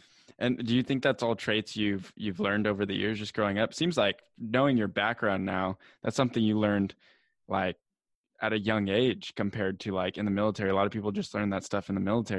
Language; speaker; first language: English; native; English